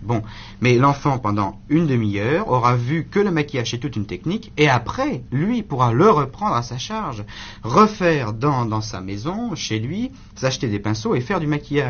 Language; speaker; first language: French; native; French